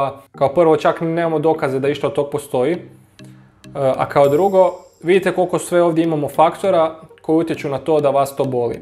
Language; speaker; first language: Croatian; native; Croatian